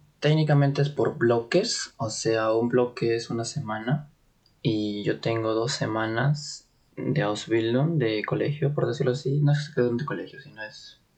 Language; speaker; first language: Spanish; native; Spanish